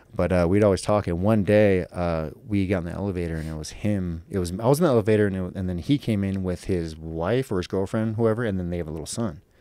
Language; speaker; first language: English; native; English